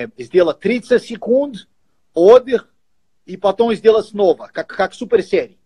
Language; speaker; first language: Russian; non-native, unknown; Portuguese